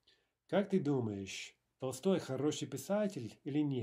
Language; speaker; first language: Russian; non-native, fluent; English